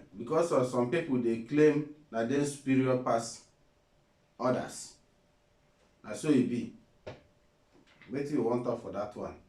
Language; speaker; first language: Nigerian Pidgin; non-native, local second language; Igbo